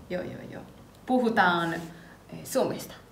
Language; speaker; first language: Finnish; non-native, learner; Japanese